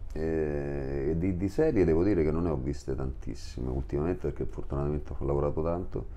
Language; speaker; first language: Italian; native; Italian